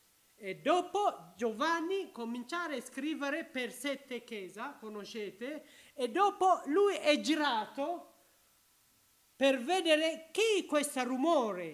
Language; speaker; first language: Italian; non-native, learner; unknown